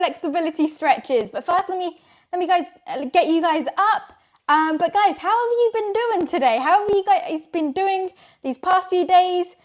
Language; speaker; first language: English; native; English